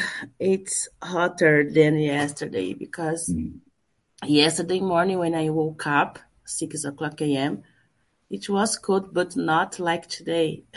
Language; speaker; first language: English; non-native, learner; Portuguese